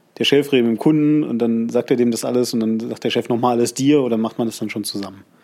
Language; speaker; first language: German; native; German